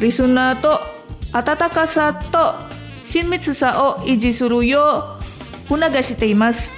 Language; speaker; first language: Japanese; non-native, fluent; Indonesian